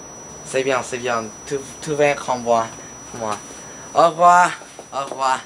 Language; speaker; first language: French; non-native, learner; Spanish